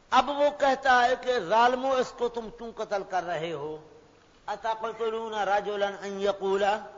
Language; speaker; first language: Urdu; non-native, local second language; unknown